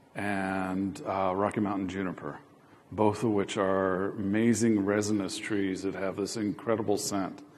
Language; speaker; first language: English; native; English